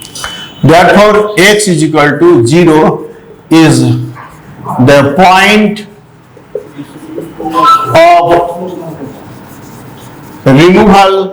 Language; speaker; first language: English; non-native, local second language; Hindi